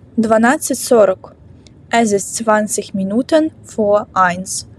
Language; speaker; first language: German; non-native, fluent; Ukrainian